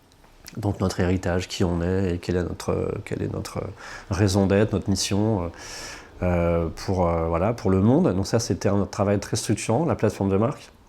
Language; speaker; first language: French; native; French